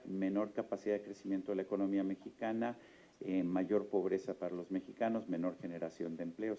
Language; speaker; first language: Spanish; native; Spanish